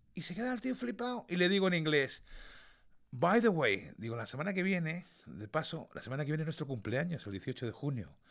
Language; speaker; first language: Spanish; early bilingual, other home language; English